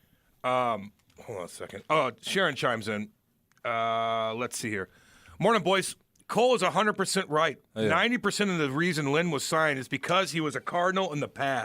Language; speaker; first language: English; native; English